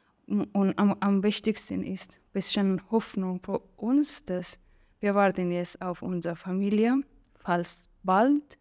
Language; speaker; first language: German; non-native, learner; Persian